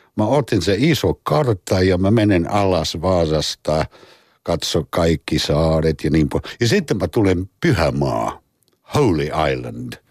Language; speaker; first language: Finnish; non-native, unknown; English